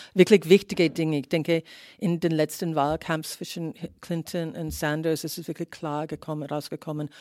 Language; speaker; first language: German; non-native, fluent; English